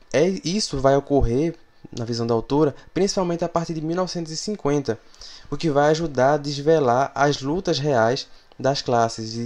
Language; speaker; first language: Portuguese; native; Portuguese